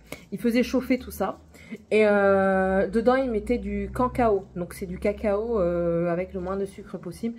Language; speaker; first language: French; native; French